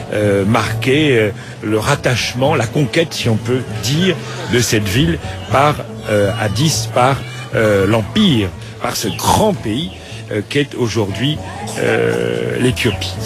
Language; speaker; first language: French; native; French